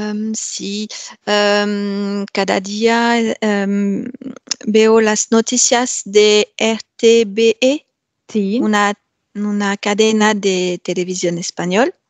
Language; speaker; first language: Spanish; non-native, learner; French